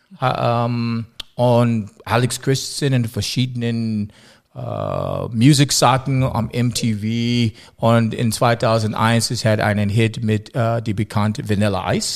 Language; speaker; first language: German; non-native, learner; English